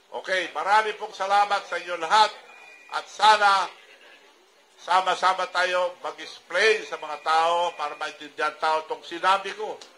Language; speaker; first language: Filipino; non-native, local second language; Iloko